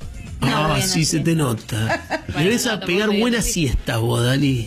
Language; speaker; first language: Spanish; native; Spanish